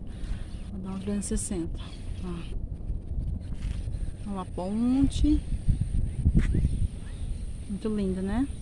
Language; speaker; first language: Portuguese; native; Portuguese